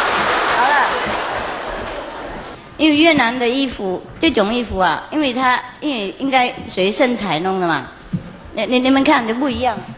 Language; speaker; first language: Chinese; non-native, fluent; Vietnamese